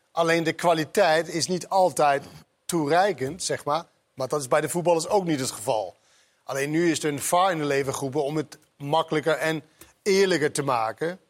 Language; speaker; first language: Dutch; non-native, fluent; Danish